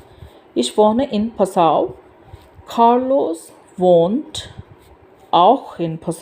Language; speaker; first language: German; non-native, learner; Bangla